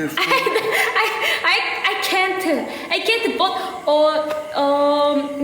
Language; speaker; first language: English; non-native, learner; Korean